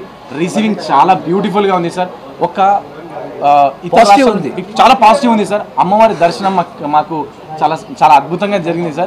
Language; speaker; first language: Telugu; native; Telugu